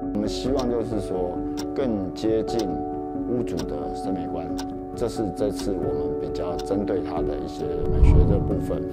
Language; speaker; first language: Chinese; native; Chinese